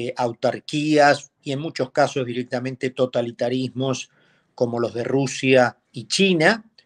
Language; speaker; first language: Spanish; native; Spanish